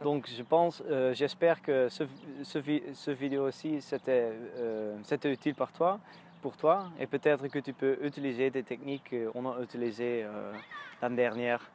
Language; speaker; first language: French; non-native, learner; Dutch